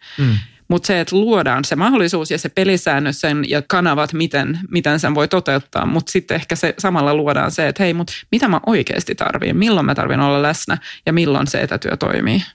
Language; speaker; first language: Finnish; non-native, local second language; Swedish